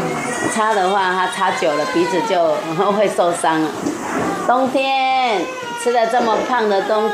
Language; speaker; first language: Chinese; native; Chinese